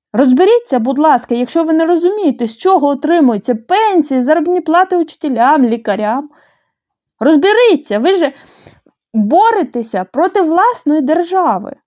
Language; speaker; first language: Ukrainian; non-native, fluent; Bulgarian